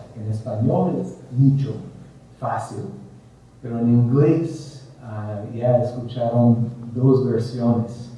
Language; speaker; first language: Spanish; non-native, fluent; English